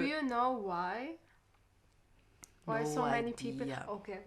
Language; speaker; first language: English; non-native, learner; German